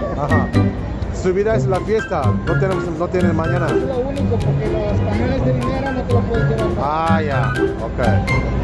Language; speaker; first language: Spanish; non-native, learner; Korean